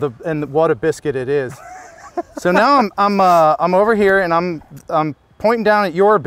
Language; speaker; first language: English; native; English